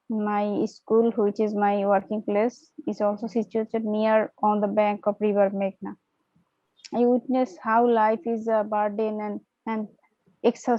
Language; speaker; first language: English; non-native, learner; Bangla